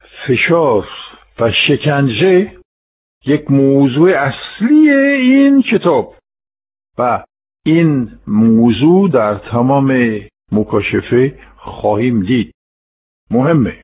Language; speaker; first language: Persian; non-native, fluent; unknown